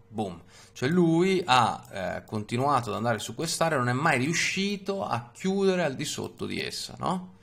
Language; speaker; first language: Italian; native; Italian